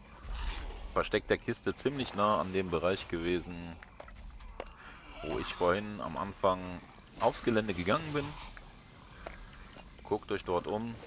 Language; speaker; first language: German; native; German